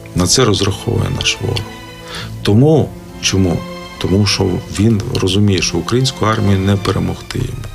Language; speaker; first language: Ukrainian; native; Ukrainian